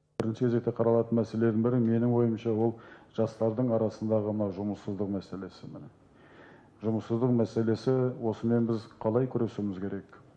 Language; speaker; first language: Kazakh; native; Kazakh